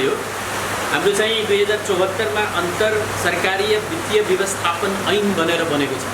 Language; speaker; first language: Nepali; non-native, local second language; Maithili